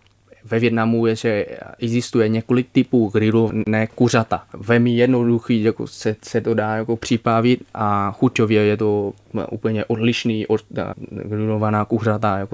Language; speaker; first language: Czech; non-native, fluent; Vietnamese